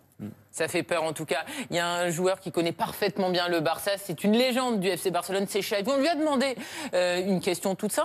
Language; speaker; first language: French; native; French